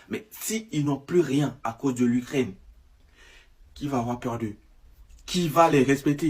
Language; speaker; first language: French; native; French